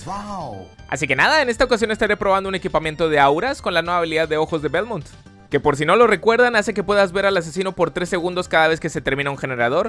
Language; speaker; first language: Spanish; native; Spanish